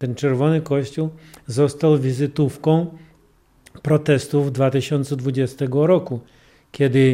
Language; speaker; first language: Polish; non-native, fluent; Russian